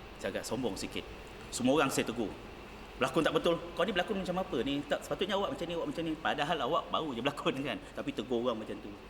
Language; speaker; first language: Malay; native; Malay